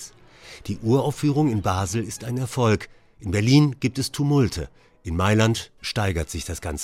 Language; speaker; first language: German; native; German